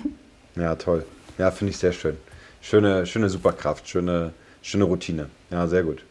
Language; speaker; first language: German; native; German